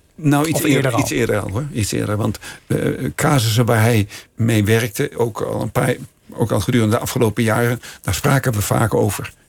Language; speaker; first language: Dutch; native; Dutch